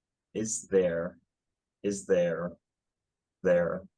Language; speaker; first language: English; native; English